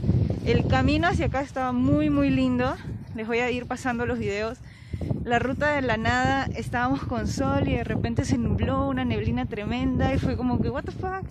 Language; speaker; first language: Spanish; native; Spanish